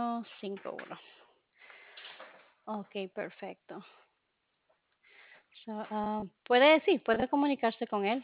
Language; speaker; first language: Spanish; early bilingual, other home language; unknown